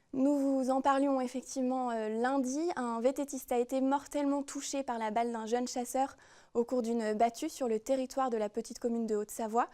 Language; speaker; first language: French; native; French